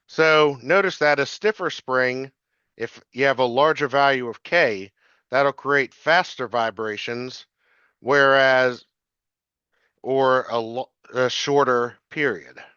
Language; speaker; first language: English; native; English